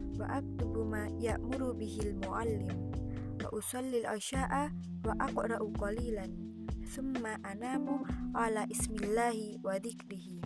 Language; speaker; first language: Arabic; non-native, learner; Indonesian